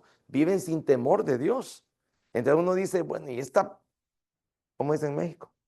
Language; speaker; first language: Spanish; native; Spanish